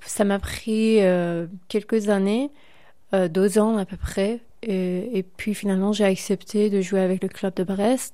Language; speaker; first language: French; non-native, fluent; Persian